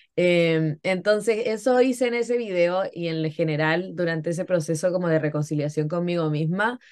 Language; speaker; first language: Spanish; native; Spanish